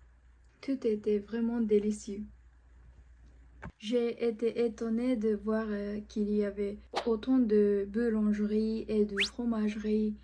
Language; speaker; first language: French; non-native, fluent; Japanese